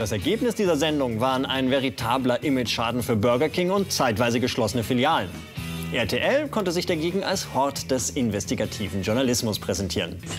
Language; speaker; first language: German; native; German